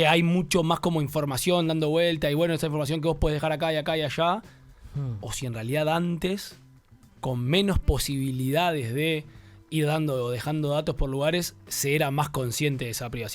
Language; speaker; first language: Spanish; native; Spanish